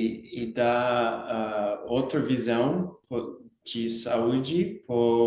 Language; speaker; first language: Portuguese; non-native, learner; English